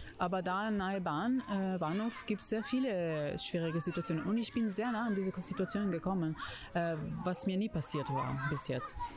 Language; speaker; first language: German; non-native, fluent; Italian